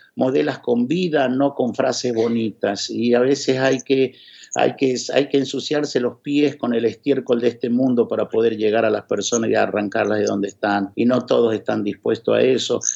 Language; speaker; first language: Spanish; native; Spanish